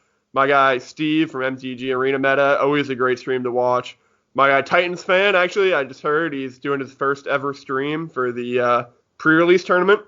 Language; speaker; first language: English; native; English